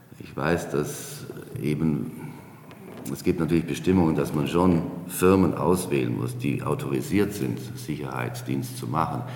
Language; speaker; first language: German; native; German